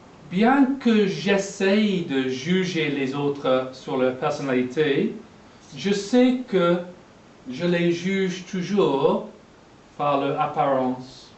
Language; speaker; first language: French; non-native, fluent; English